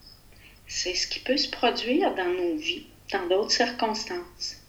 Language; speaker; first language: French; native; French